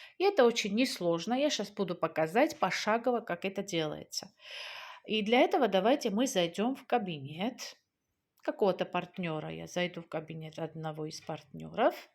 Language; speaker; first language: Russian; non-native, local second language; Georgian